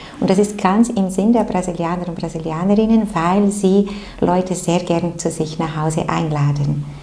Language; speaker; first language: German; non-native, fluent; Portuguese